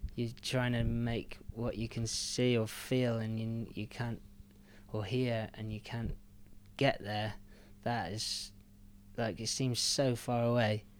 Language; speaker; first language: English; native; English